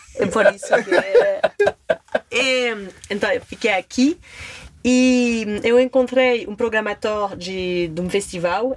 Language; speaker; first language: Portuguese; non-native, learner; French